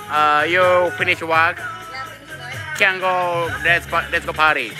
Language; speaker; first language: English; non-native, learner; Japanese